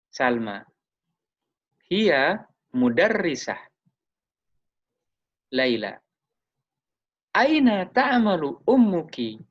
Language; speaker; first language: Arabic; non-native, fluent; Indonesian